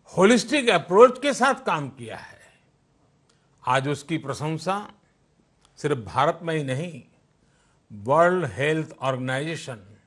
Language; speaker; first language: Hindi; non-native, local second language; Gujarati